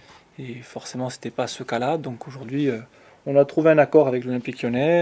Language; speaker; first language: French; native; French